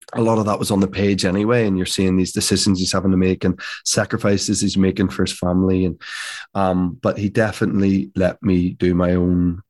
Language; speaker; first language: English; native; English